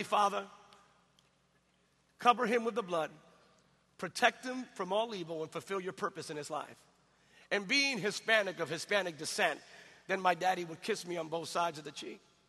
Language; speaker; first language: English; native; English